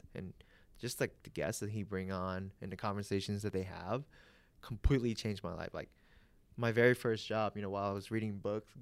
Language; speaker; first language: English; early bilingual, other home language; Vietnamese